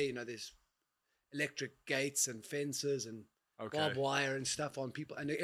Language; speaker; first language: English; native; English